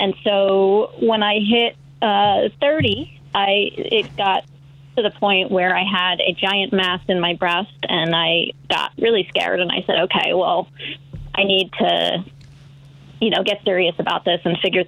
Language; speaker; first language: English; native; English